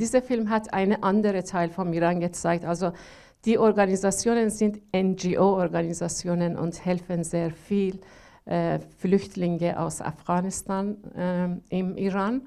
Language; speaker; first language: German; non-native, learner; Persian